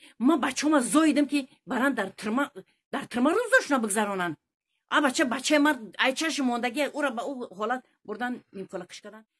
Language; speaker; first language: Tajik; native; Tajik